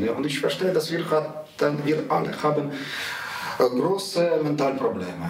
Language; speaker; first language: German; non-native, learner; Ukrainian